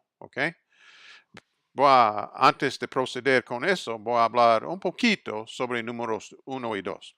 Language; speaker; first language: Spanish; non-native, fluent; English